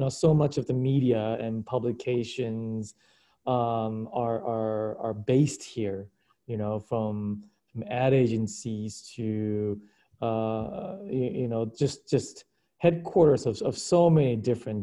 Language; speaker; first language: English; early bilingual, other home language; Japanese